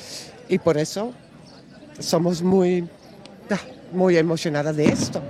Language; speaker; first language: Spanish; non-native, learner; Dutch